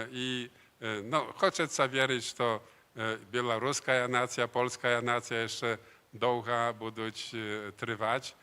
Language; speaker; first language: Polish; non-native, learner; Belarusian